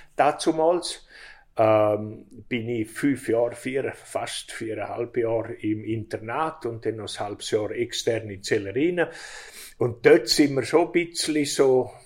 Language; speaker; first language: German; non-native, local second language; Romansh